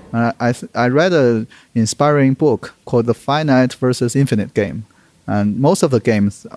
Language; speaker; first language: English; non-native, fluent; Chinese